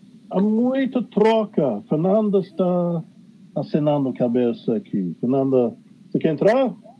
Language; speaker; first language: Portuguese; non-native, fluent; English